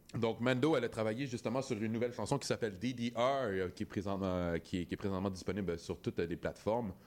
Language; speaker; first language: French; native; French